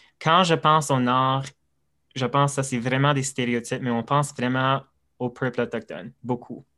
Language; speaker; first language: French; non-native, local second language; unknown